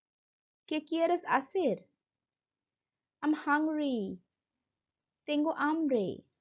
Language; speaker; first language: Spanish; non-native, fluent; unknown